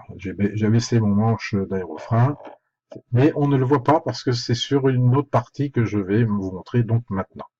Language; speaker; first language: French; native; French